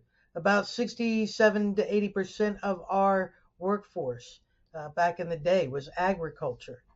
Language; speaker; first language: English; native; English